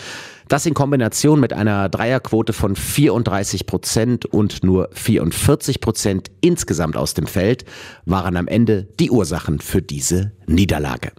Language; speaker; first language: German; native; German